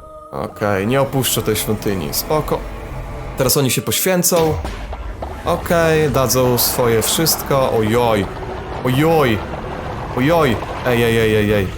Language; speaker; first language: Polish; native; Polish